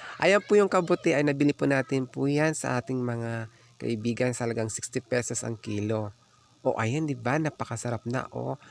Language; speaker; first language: Filipino; non-native, local second language; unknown